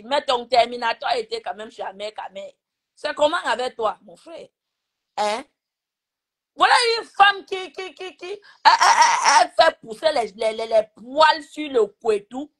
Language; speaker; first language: French; non-native, local second language; Lingala